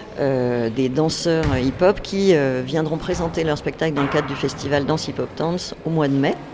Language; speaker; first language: French; native; French